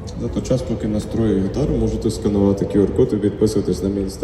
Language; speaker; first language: Ukrainian; native; Ukrainian